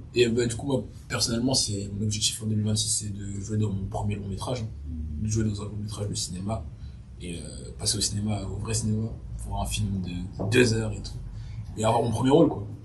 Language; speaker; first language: French; early bilingual, other home language; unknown